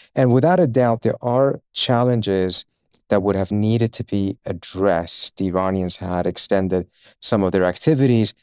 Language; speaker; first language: English; early bilingual, other home language; Persian